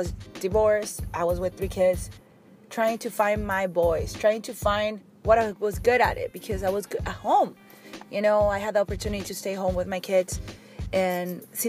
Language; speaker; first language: English; non-native, fluent; Spanish